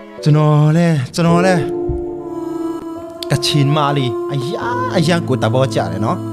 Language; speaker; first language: Burmese; non-native, local second language; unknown